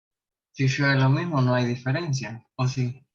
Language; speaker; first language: Spanish; native; Spanish